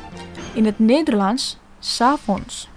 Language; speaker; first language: Dutch; non-native, learner; Indonesian